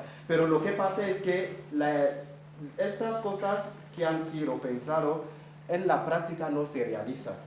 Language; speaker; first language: Spanish; non-native, fluent; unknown